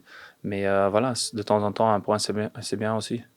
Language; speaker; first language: French; non-native, fluent; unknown